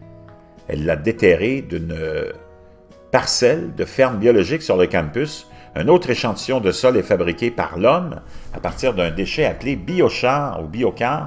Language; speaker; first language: French; native; French